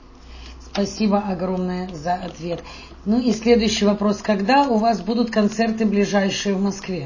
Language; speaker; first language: Russian; native; Russian